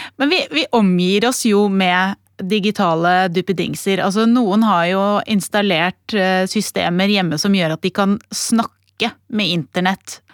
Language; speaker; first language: Norwegian; native; Norwegian